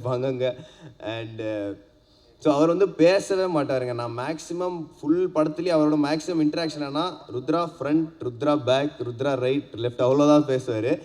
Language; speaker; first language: Tamil; native; Tamil